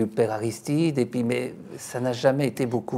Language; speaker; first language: French; native; French